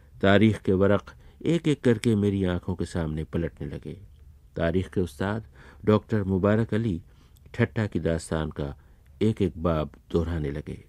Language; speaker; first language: Urdu; native; Urdu